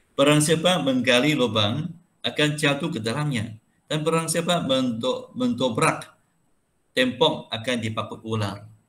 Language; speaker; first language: Malay; non-native, local second language; Chinese